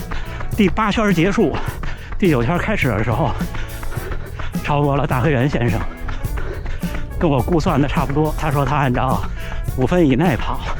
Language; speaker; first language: Chinese; native; Chinese